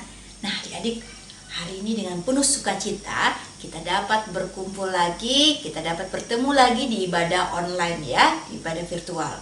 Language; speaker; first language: Indonesian; native; Indonesian